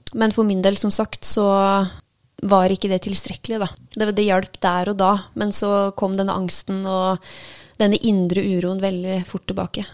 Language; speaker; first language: Norwegian; native; Norwegian